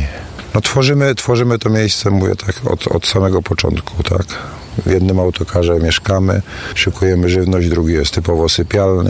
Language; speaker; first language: Polish; native; Polish